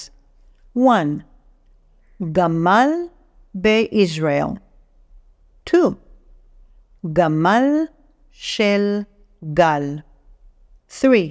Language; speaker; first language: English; non-native, fluent; Hebrew